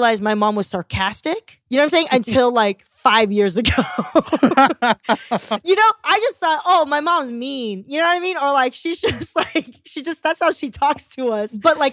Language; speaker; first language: English; early bilingual, other home language; Chinese